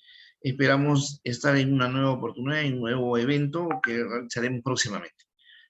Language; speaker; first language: Spanish; native; Spanish